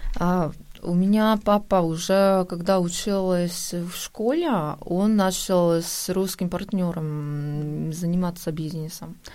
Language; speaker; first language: Russian; non-native, fluent; Korean